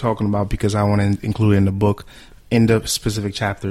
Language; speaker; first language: English; early bilingual, other home language; Haitian Creole